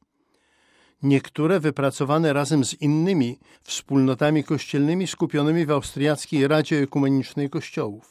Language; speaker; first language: Polish; native; Polish